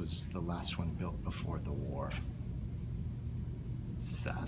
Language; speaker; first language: English; native; English